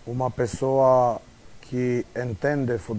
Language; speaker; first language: Portuguese; non-native, fluent; Romanian